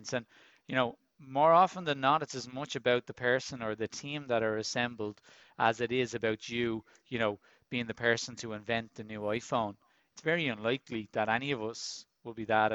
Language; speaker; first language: English; native; English